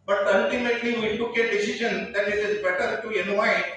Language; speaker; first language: English; non-native, local second language; Kannada